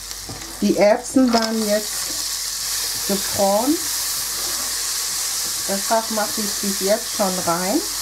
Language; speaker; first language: German; non-native, fluent; Akan